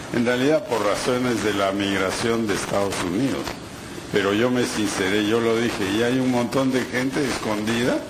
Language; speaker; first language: Spanish; native; Spanish